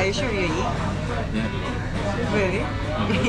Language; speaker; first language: English; non-native, learner; Korean